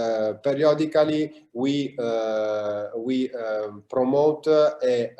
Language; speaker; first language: English; non-native, learner; Italian